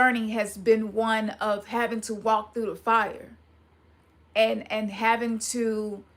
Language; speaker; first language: English; native; English